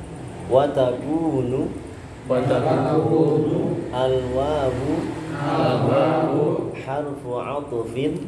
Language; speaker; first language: Arabic; non-native, fluent; Indonesian